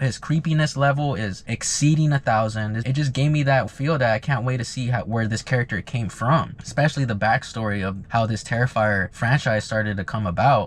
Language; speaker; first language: English; native; English